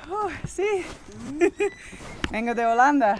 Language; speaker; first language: Spanish; non-native, learner; Dutch